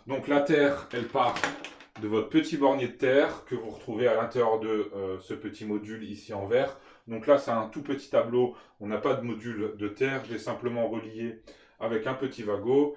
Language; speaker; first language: French; native; French